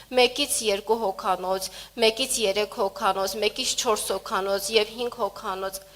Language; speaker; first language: Armenian; native; Armenian